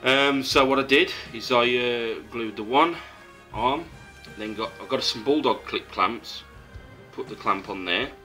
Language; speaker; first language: English; native; English